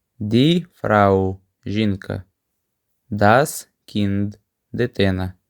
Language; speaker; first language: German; non-native, fluent; Ukrainian